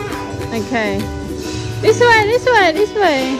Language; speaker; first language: English; non-native, learner; Khmer